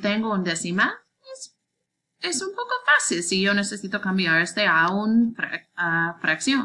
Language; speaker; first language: Spanish; non-native, learner; English